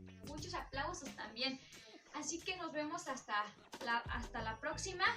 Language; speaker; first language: Spanish; native; Spanish